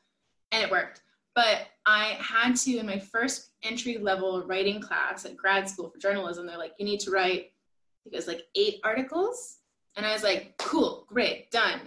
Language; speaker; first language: English; native; English